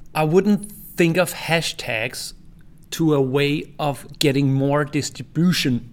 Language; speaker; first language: English; non-native, fluent; Danish